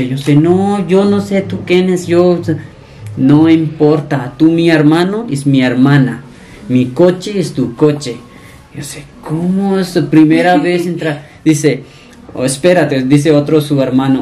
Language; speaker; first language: Spanish; non-native, learner; Punjabi